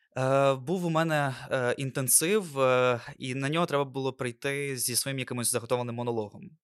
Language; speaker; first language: Ukrainian; non-native, local second language; Russian